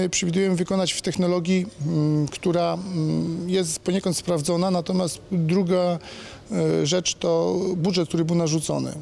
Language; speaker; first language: Polish; native; Polish